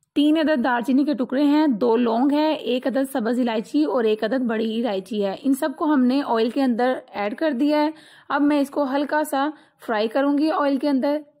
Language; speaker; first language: Hindi; native; Hindi